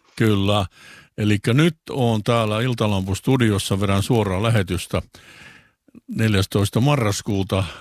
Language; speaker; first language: Finnish; native; Finnish